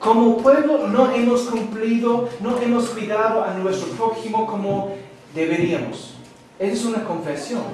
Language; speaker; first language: Spanish; non-native, fluent; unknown